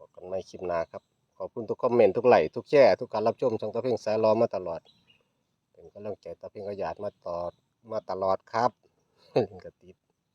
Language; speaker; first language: Thai; native; Thai